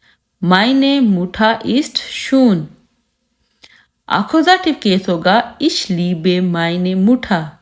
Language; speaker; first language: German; non-native, learner; Urdu